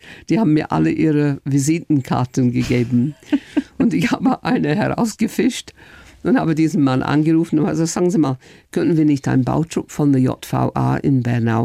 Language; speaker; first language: German; non-native, fluent; English